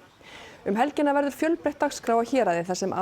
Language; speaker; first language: Icelandic; native; Icelandic